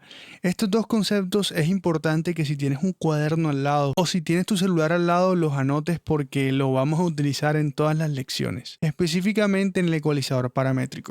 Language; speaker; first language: Spanish; native; Spanish